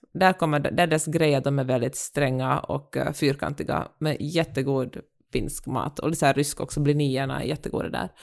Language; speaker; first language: Swedish; native; Swedish